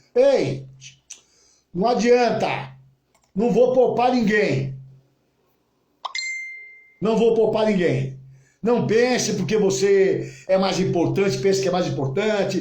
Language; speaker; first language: Portuguese; native; Portuguese